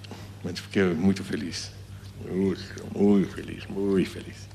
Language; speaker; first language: Portuguese; non-native, fluent; Spanish